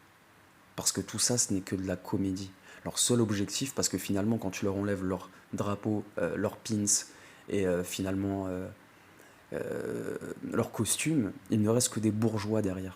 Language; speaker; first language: French; native; French